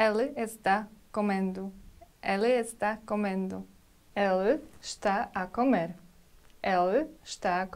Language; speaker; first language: Portuguese; non-native, fluent; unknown